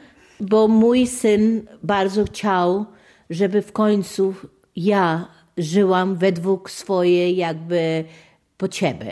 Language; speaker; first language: Polish; non-native, fluent; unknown